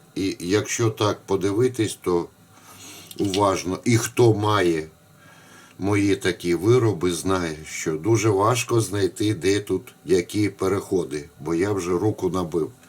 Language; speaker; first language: Ukrainian; non-native, local second language; Russian